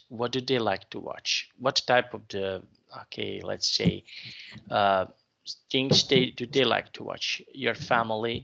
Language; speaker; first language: English; non-native, fluent; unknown